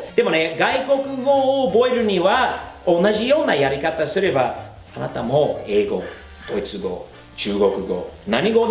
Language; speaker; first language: Japanese; non-native, fluent; English